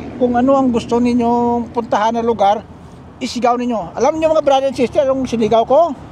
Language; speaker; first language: Filipino; non-native, local second language; Hiligaynon